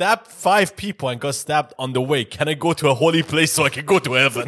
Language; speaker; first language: English; non-native, fluent; Persian